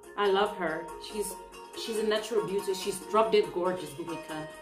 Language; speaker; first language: English; non-native, fluent; Arabic